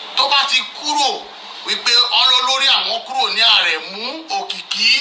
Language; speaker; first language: Yoruba; native; Yoruba